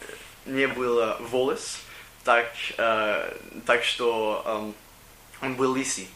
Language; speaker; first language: Russian; non-native, learner; English